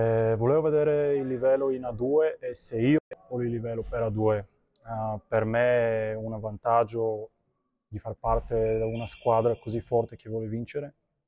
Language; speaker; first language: Italian; non-native, fluent; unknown